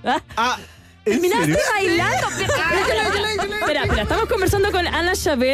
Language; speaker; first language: Spanish; native; Spanish